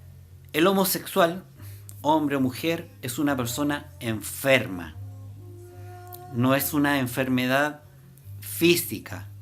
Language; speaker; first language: Spanish; native; Spanish